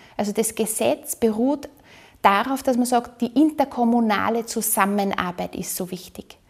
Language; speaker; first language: German; native; German